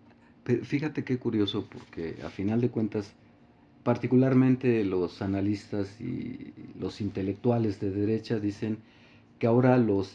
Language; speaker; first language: Spanish; native; Spanish